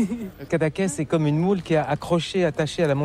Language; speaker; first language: French; native; French